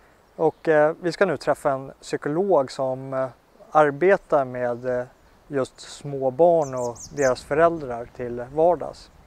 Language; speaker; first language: Swedish; native; Swedish